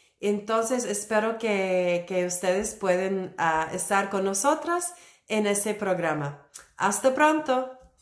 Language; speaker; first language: Spanish; non-native, learner; English